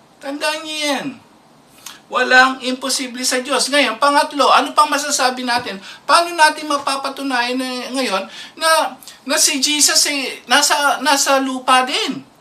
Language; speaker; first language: Filipino; native; Filipino